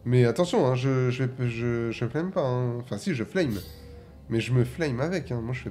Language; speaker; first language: French; native; French